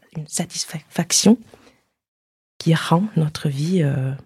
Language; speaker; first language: French; non-native, fluent; Chinese